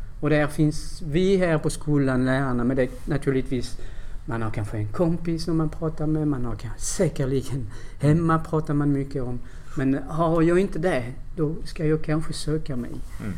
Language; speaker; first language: Swedish; non-native, fluent; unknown